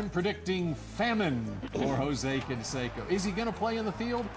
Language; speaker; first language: English; native; English